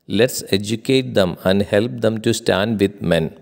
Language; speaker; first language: English; non-native, local second language; Malayalam